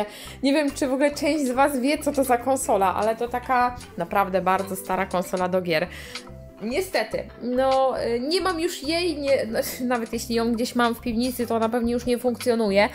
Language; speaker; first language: Polish; native; Polish